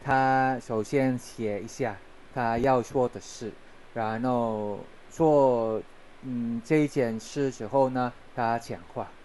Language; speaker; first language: Chinese; non-native, learner; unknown